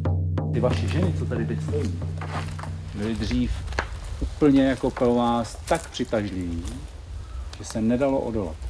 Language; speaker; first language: Czech; native; Czech